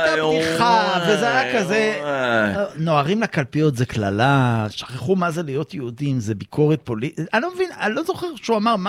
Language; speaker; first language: Hebrew; native; Hebrew